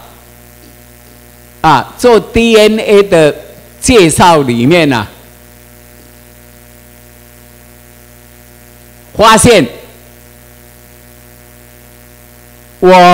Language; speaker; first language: Chinese; non-native, local second language; Min Nan Chinese